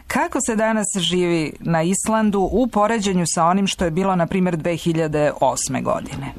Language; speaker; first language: Serbian; native; Serbian